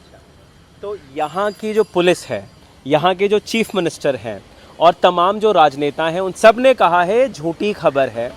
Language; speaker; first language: Hindi; native; Hindi